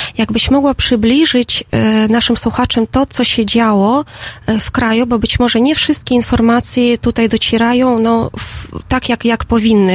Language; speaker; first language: Polish; non-native, fluent; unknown